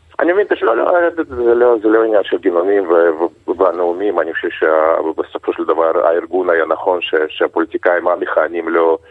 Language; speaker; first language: Hebrew; early bilingual, other home language; Russian